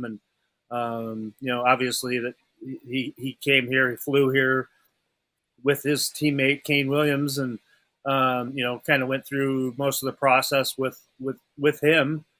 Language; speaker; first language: English; native; English